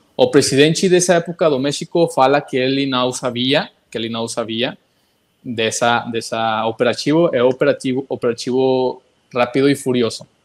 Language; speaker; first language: Portuguese; non-native, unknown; Spanish